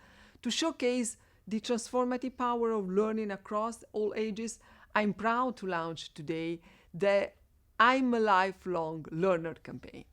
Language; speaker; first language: English; non-native, fluent; Italian